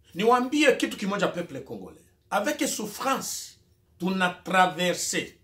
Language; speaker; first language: French; non-native, local second language; Swahili